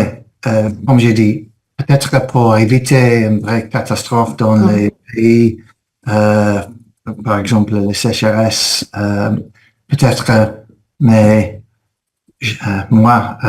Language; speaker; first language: French; non-native, fluent; English